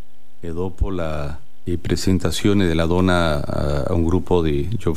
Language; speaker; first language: Italian; non-native, learner; Spanish